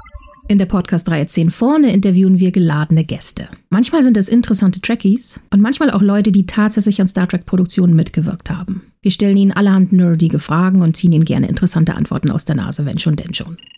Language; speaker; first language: German; native; German